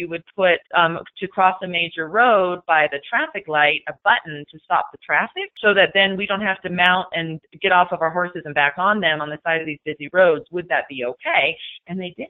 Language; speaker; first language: English; native; English